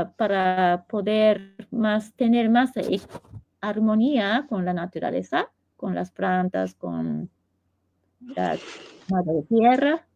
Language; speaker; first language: Spanish; non-native, fluent; Japanese